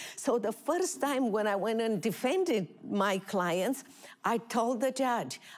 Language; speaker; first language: English; non-native, fluent; Romanian